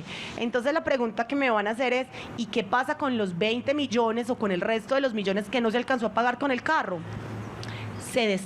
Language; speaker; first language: Spanish; native; Spanish